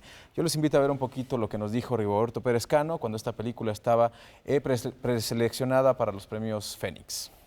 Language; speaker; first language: Spanish; native; Spanish